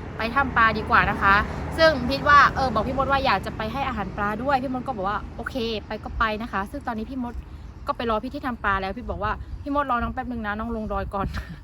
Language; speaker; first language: Thai; native; Thai